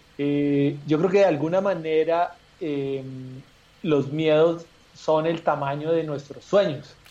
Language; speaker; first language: Spanish; native; Spanish